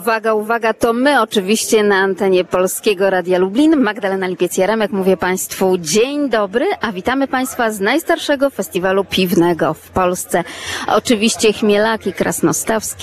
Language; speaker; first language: Polish; native; Polish